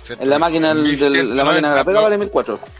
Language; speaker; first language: Spanish; native; Spanish